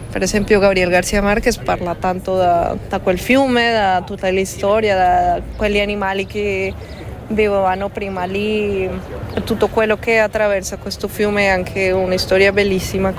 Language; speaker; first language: Italian; non-native, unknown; Spanish